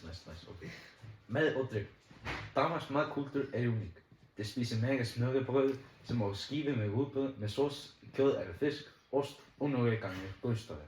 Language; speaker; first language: Danish; non-native, learner; Icelandic